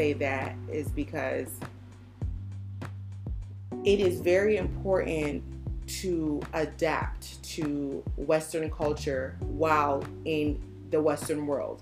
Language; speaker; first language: English; native; English